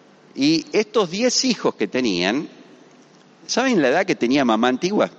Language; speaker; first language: Spanish; native; Spanish